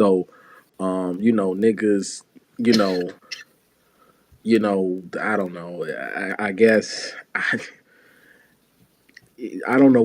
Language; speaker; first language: English; native; English